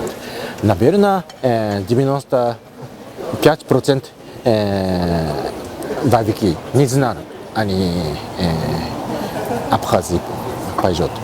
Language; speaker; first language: Russian; non-native, learner; Japanese